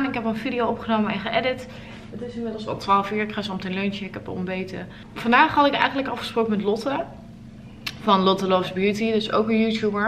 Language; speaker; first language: Dutch; native; Dutch